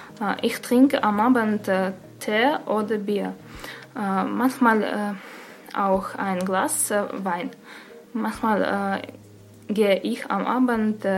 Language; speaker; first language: German; non-native, learner; Russian